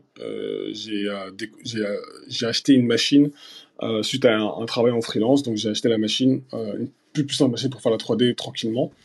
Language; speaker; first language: French; early bilingual, other home language; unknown